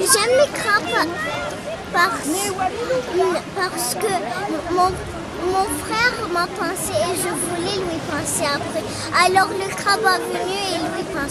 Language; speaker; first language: French; non-native, learner; Arabic